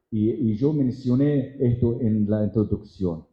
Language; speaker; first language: Spanish; non-native, fluent; Arabic